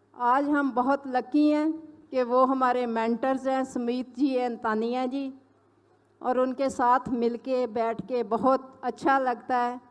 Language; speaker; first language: Hindi; non-native, local second language; Punjabi